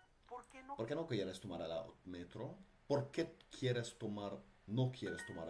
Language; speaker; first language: Spanish; non-native, learner; Dutch